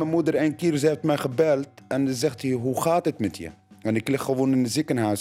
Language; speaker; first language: Dutch; non-native, learner; Arabic